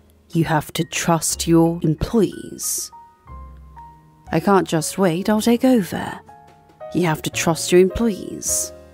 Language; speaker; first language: English; non-native, fluent; Korean